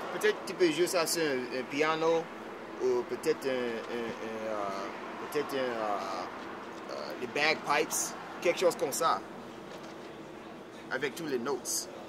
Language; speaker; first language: French; non-native, learner; English